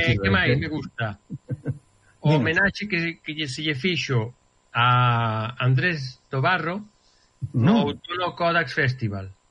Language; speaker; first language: Galician; native; Galician